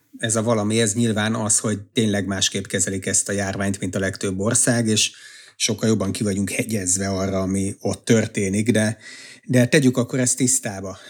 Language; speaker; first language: Hungarian; native; Hungarian